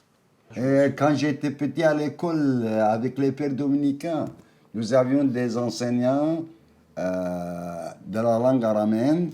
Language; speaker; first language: French; non-native, fluent; Arabic